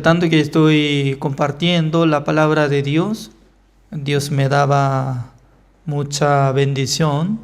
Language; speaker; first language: Spanish; non-native, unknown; Korean